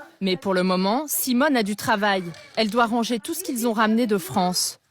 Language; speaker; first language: French; native; French